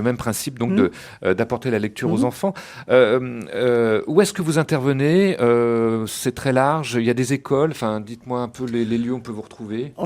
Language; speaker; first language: French; native; French